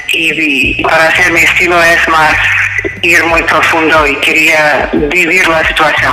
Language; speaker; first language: Spanish; non-native, fluent; English